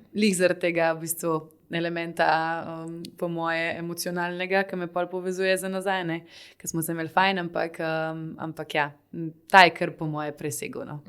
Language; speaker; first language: Slovenian; native; Slovenian